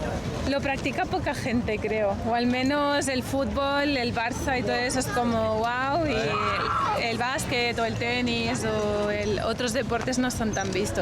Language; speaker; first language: Spanish; non-native, learner; French